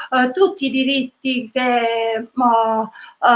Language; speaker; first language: Italian; native; Italian